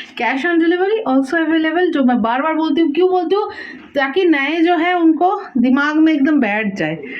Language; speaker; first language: Hindi; non-native, local second language; Bangla